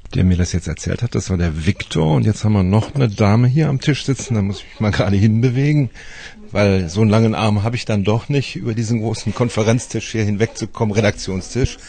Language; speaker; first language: German; native; German